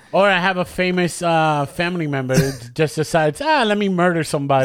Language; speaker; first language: English; early bilingual, other home language; Spanish